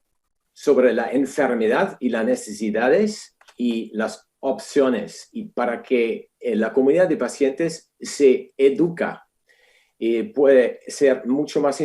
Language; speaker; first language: Spanish; non-native, fluent; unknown